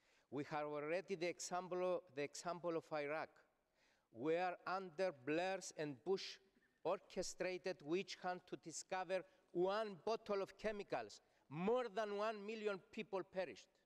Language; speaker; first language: English; non-native, fluent; Greek